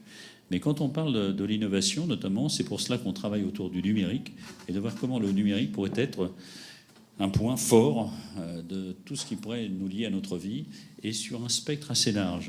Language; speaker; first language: French; native; French